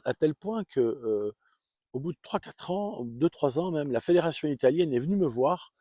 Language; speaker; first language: French; native; French